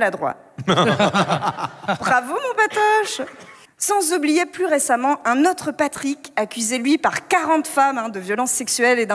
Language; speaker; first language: French; native; French